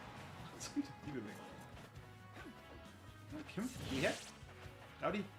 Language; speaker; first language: German; native; German